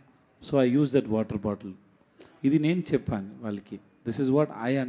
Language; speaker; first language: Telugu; non-native, learner; Tamil